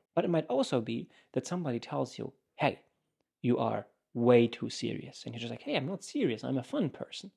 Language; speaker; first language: English; non-native, fluent; German